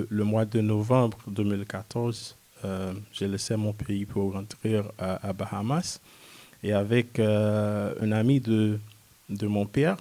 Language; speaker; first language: French; non-native, local second language; Haitian Creole